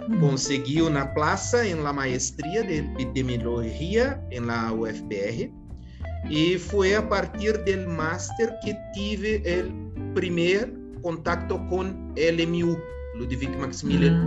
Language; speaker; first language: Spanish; non-native, learner; Portuguese